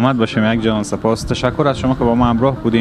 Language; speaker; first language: Persian; native; Persian